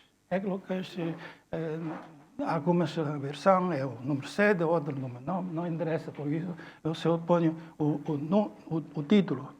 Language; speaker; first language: Portuguese; non-native, fluent; Chinese